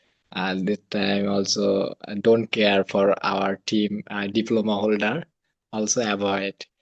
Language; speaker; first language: English; non-native, learner; Bangla